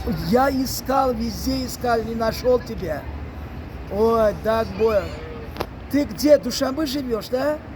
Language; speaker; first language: Russian; non-native, local second language; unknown